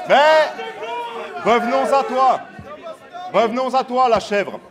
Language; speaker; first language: French; native; French